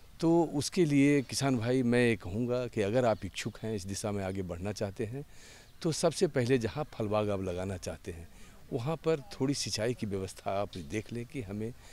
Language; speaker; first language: Hindi; native; Hindi